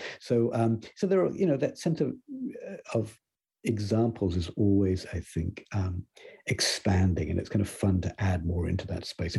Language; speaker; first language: English; native; English